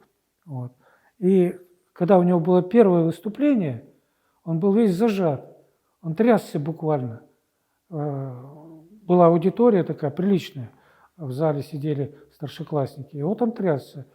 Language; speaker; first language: Russian; native; Russian